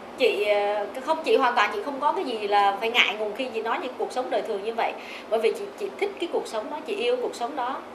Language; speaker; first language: Vietnamese; native; Vietnamese